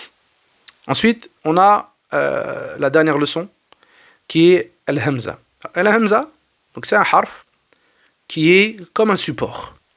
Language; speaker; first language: French; native; French